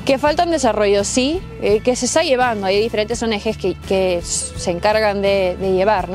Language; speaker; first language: Spanish; early bilingual, heritage; Spanish